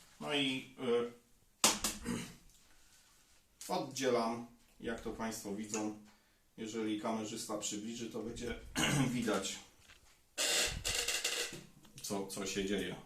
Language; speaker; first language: Polish; native; Polish